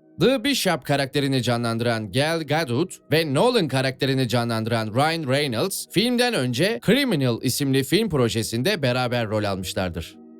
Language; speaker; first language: Turkish; native; Turkish